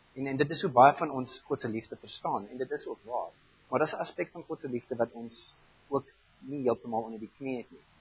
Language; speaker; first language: Afrikaans; non-native, fluent; German